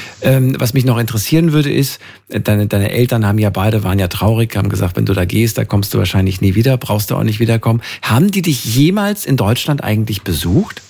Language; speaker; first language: German; native; German